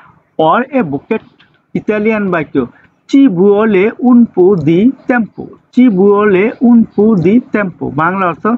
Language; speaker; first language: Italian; non-native, fluent; Bangla